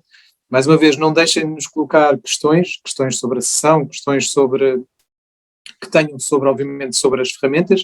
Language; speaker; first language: Portuguese; native; Portuguese